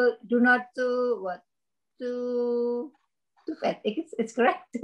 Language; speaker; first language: English; non-native, learner; Indonesian